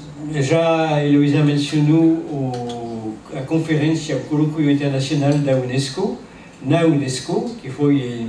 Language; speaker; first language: Portuguese; non-native, learner; French